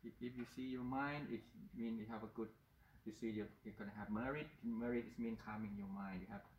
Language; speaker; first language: English; non-native, learner; Thai